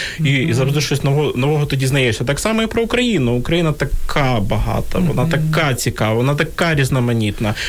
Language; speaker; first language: Ukrainian; non-native, local second language; Russian